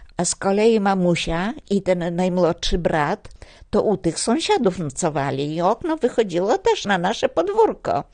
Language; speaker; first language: Polish; native; Polish